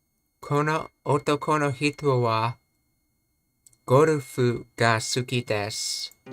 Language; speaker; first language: Japanese; non-native, learner; English